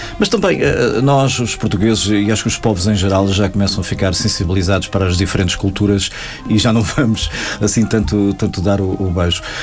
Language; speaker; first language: Portuguese; native; Portuguese